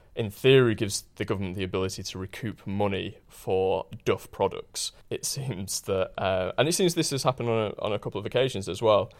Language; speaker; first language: English; native; English